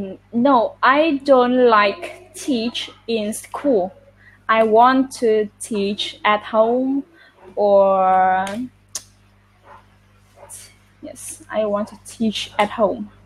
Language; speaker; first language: English; non-native, learner; Vietnamese